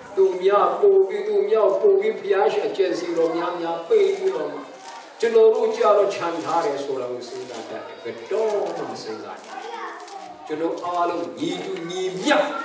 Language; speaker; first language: Burmese; non-native, local second language; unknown